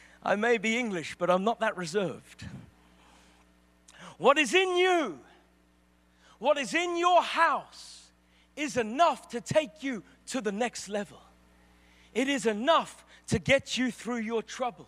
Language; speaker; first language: English; native; English